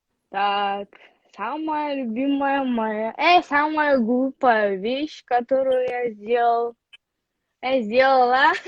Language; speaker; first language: Russian; non-native, local second language; Yakut